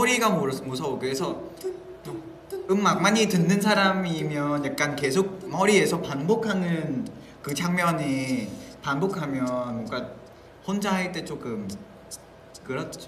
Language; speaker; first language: Korean; non-native, fluent; Vietnamese